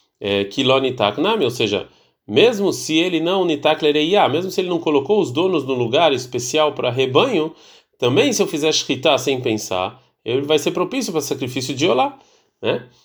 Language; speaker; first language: Portuguese; early bilingual, heritage; Portuguese